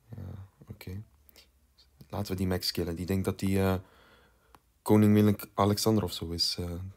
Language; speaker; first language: Dutch; early bilingual, other home language; Turkish